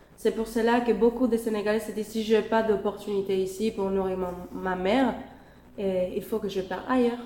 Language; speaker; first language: French; non-native, fluent; Spanish